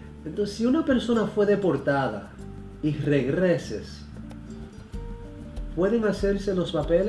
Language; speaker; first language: Spanish; early bilingual, heritage; Spanish